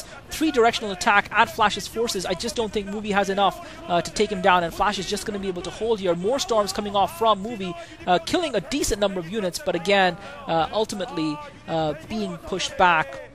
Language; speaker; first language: English; native; English